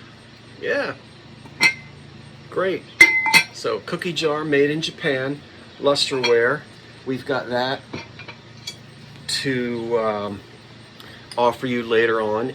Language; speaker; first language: English; native; English